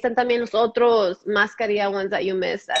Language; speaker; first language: Spanish; early bilingual, heritage; Spanish